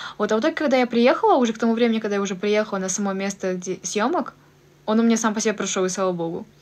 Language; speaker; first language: Russian; native; Russian